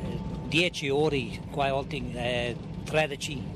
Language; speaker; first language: Italian; early bilingual, heritage; Italian